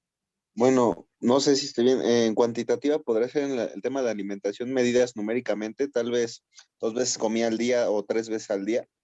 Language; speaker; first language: Spanish; native; Spanish